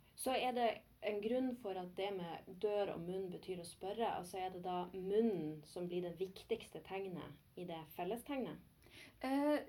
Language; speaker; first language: Norwegian; native; Norwegian